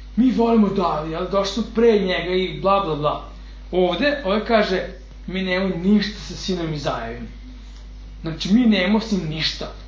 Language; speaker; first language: Serbian; non-native, fluent; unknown